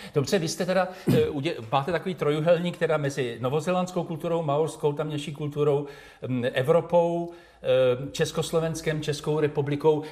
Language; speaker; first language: Czech; native; Czech